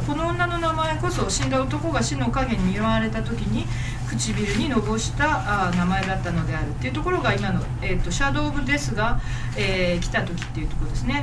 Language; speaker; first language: Japanese; native; Japanese